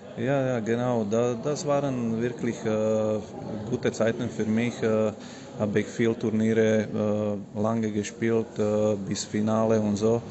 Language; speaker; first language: German; non-native, learner; Slovak